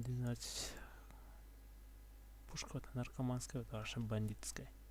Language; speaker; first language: Russian; non-native, local second language; Yakut